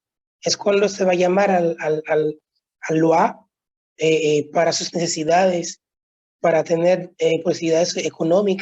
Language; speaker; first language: Spanish; non-native, local second language; Haitian Creole